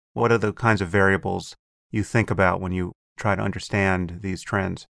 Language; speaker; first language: English; native; English